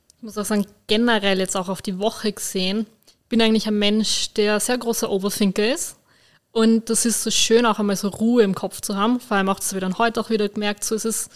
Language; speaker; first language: German; native; German